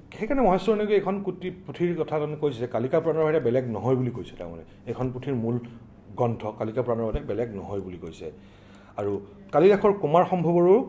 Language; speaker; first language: Assamese; native; Assamese